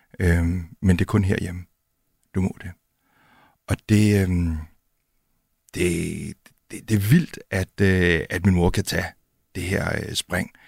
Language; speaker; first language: Danish; early bilingual, other home language; Indonesian